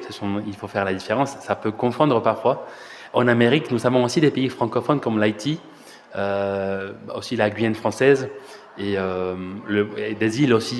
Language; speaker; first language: French; non-native, fluent; Spanish